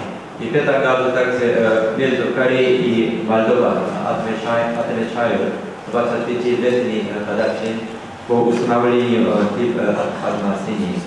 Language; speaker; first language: Russian; non-native, learner; Korean